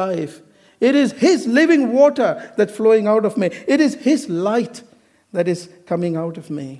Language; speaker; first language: English; non-native, local second language; Malayalam